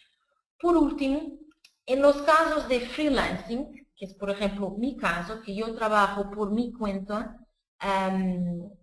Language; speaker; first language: Spanish; non-native, fluent; Portuguese